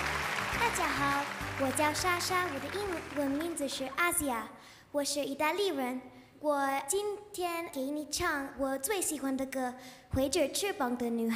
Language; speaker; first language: Chinese; early bilingual, other home language; Italian